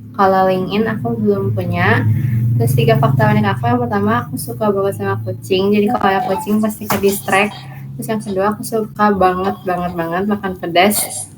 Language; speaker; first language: Indonesian; native; Indonesian